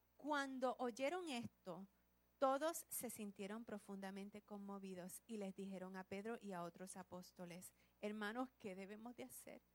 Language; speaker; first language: Spanish; early bilingual, heritage; Spanish